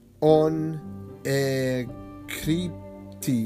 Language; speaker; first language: Greek; non-native, learner; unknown